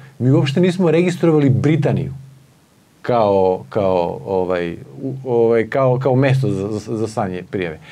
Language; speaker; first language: Serbian; native; Serbian